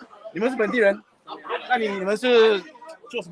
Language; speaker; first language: Chinese; early bilingual, heritage; Chinese